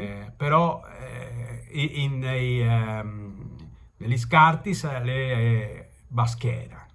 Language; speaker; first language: Italian; early bilingual, heritage; Spanish